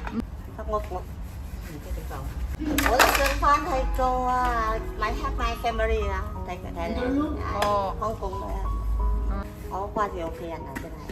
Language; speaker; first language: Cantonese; non-native, learner; Thai